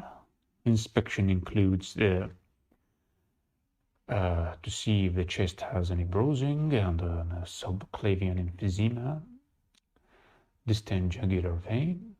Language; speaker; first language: English; non-native, fluent; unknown